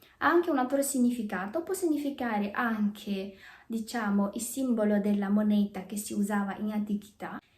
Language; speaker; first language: Italian; early bilingual, other home language; Chinese